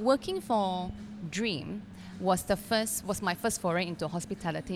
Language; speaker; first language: English; non-native, local second language; Cantonese